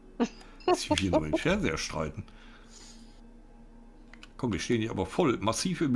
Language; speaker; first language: German; native; German